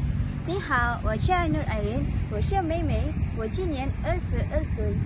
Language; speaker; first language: Chinese; non-native, learner; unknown